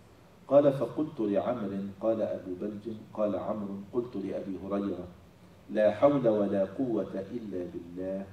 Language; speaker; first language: Arabic; native; Arabic